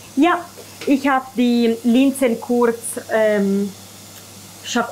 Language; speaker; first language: German; non-native, fluent; Italian